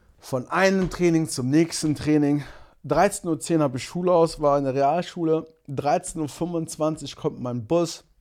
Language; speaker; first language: German; early bilingual, other home language; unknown